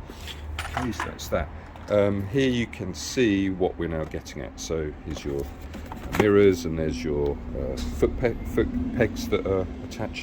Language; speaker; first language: English; native; English